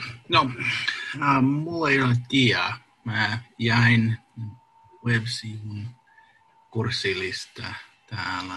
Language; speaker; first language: Finnish; non-native, learner; English